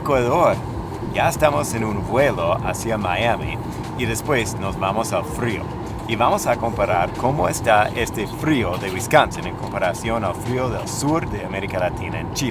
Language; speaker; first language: Spanish; non-native, fluent; English